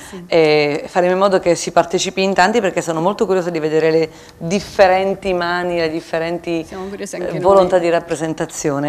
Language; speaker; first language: Italian; native; Italian